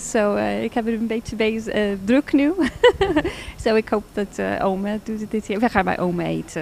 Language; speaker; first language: Dutch; non-native, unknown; English